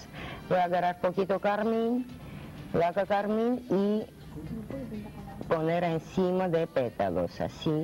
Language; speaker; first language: Spanish; non-native, learner; Russian